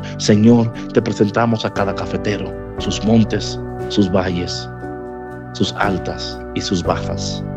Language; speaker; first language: Spanish; native; Spanish